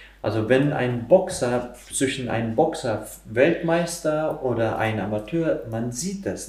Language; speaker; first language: German; non-native, fluent; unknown